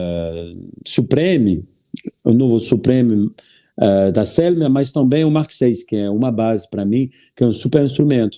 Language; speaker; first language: Portuguese; non-native, learner; French